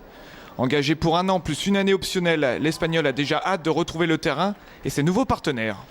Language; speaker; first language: French; native; French